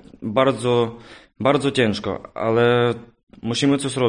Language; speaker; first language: Polish; non-native, learner; Ukrainian